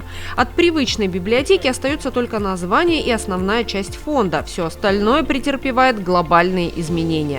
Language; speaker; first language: Russian; native; Russian